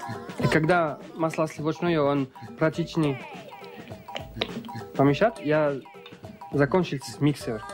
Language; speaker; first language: Russian; non-native, learner; French